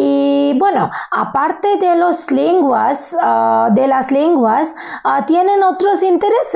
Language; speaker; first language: Spanish; non-native, learner; Bangla